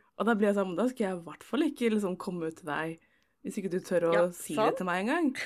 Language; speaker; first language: Norwegian; native; Norwegian